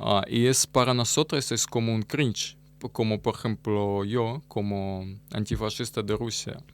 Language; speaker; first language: Spanish; non-native, learner; Russian